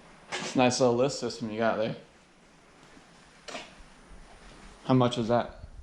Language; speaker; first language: English; native; English